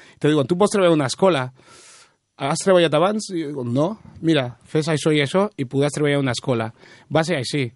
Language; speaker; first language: Catalan; early bilingual, other home language; Spanish